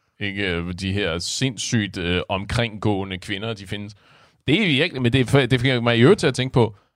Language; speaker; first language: Danish; native; Danish